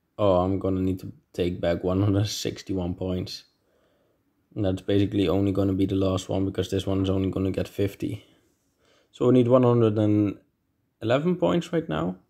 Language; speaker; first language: English; non-native, fluent; Dutch